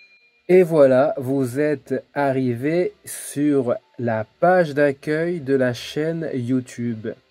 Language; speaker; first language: French; native; French